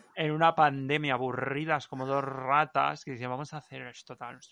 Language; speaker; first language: Spanish; non-native, local second language; Catalan